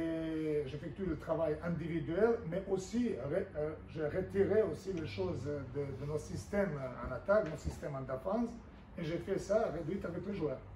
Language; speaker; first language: French; non-native, fluent; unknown